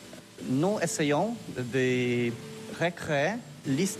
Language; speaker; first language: French; non-native, learner; Polish